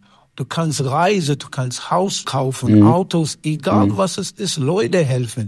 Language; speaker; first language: German; non-native, learner; English